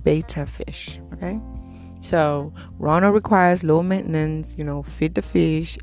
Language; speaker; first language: English; non-native, local second language; Yoruba